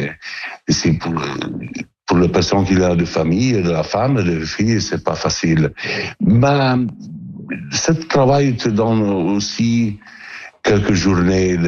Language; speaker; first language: French; non-native, learner; Italian